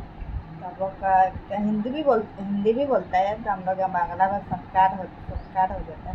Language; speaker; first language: Hindi; non-native, local second language; Bangla